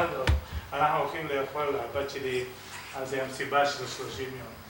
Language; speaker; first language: Hebrew; early bilingual, other home language; Arabic